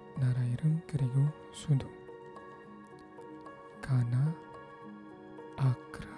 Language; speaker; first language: Korean; non-native, learner; Filipino